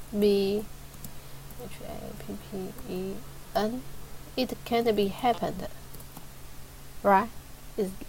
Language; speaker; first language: English; non-native, learner; Chinese